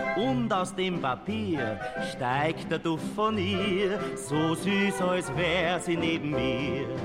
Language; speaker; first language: German; native; German